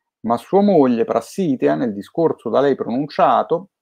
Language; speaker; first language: Italian; native; Italian